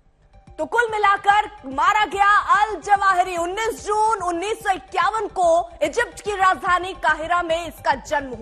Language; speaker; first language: Hindi; native; Hindi